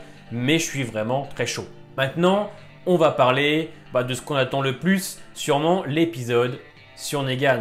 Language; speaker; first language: French; native; French